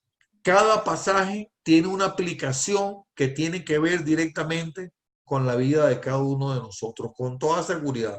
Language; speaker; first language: Spanish; native; Spanish